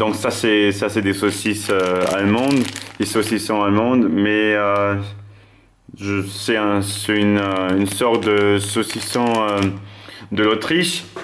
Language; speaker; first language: French; non-native, fluent; German